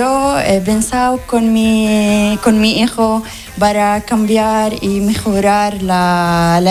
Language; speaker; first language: Spanish; non-native, learner; Arabic